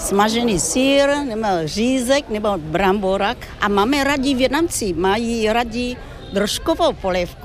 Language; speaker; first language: Czech; non-native, fluent; Vietnamese